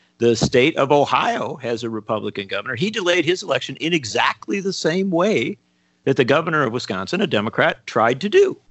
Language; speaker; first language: English; native; English